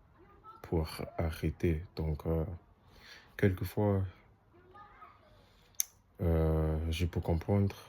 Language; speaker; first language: French; non-native, learner; English